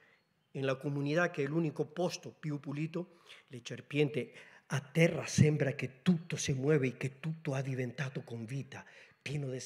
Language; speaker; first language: Italian; non-native, learner; Spanish